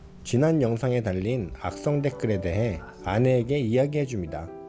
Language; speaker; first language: Korean; native; Korean